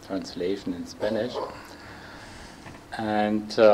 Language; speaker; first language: English; non-native, fluent; German